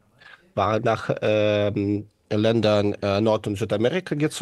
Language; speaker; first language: German; non-native, learner; Russian